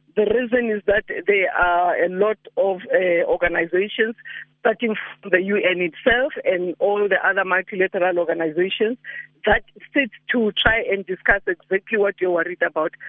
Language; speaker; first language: English; non-native, local second language; Northern Sotho